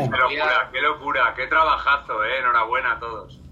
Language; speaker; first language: Spanish; native; Spanish